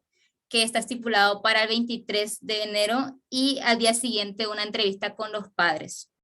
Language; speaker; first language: Spanish; native; Spanish